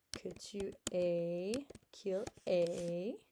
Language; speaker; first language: French; non-native, fluent; English